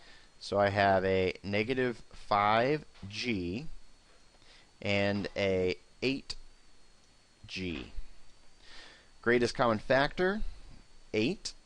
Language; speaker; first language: English; native; English